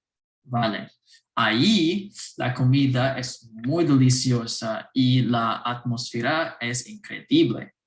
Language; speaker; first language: Spanish; non-native, learner; English